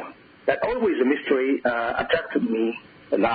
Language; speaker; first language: English; non-native, fluent; Spanish